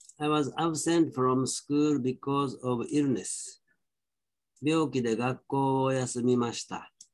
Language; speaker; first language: Japanese; native; Japanese